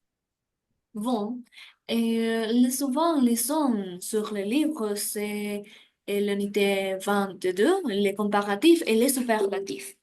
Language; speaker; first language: French; non-native, learner; Spanish